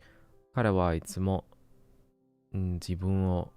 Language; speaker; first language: Japanese; non-native, learner; English